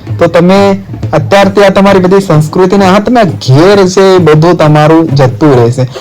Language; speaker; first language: Gujarati; non-native, local second language; Bhili